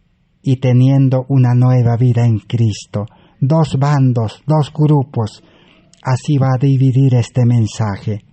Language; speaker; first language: Spanish; native; Spanish